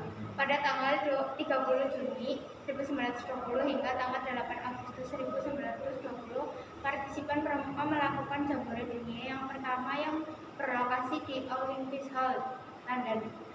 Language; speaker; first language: Indonesian; native; Indonesian